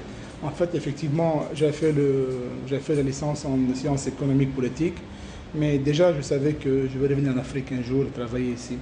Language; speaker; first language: French; non-native, local second language; Arabic